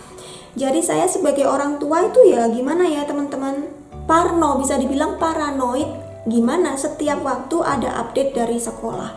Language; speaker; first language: Indonesian; native; Indonesian